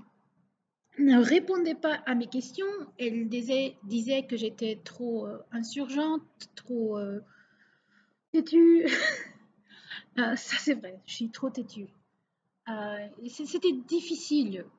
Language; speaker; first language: French; non-native, local second language; Portuguese